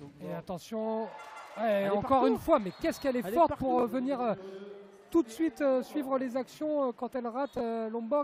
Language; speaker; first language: French; native; French